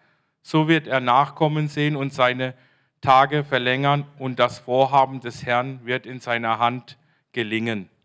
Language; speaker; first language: German; native; German